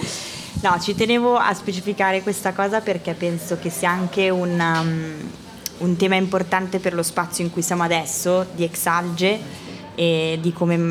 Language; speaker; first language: Italian; native; Italian